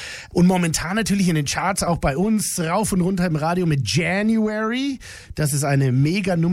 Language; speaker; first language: German; native; German